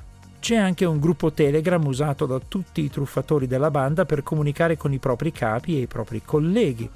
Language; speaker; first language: Italian; native; Italian